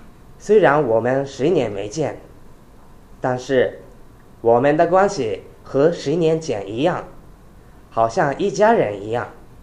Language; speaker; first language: Chinese; non-native, fluent; Japanese